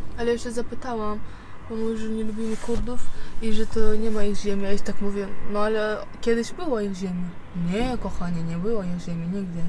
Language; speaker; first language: Polish; non-native, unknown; Uzbek